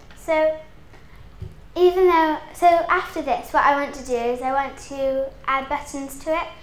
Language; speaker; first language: English; native; English